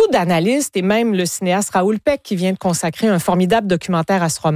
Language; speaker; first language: French; native; French